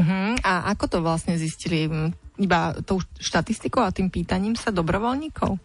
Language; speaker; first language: Slovak; native; Slovak